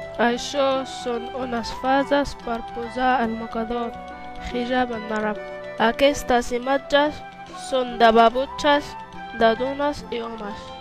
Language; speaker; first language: Catalan; non-native, learner; Berber languages